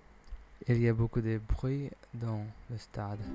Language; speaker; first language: French; non-native, learner; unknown